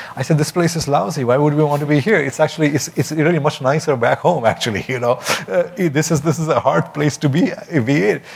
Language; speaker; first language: English; non-native, local second language; Bangla